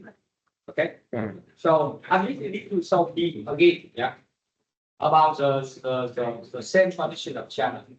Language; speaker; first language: English; non-native, learner; Vietnamese